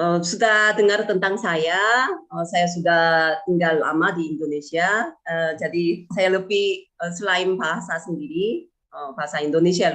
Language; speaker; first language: Indonesian; non-native, fluent; Korean